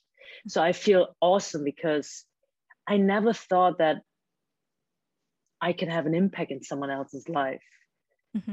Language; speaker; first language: English; non-native, fluent; German